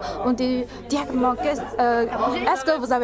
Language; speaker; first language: French; non-native, learner; Chinese